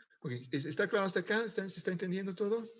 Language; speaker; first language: Spanish; native; Spanish